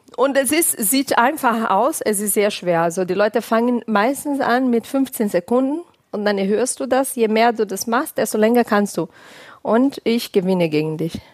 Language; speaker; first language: German; non-native, fluent; Portuguese